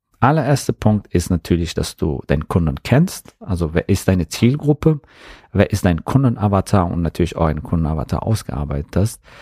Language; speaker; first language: German; non-native, fluent; Persian